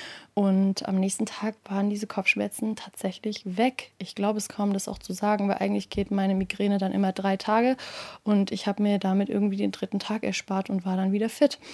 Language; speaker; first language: German; native; German